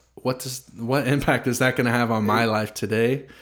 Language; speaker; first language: English; native; English